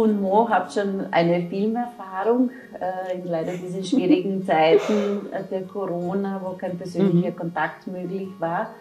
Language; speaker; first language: German; native; German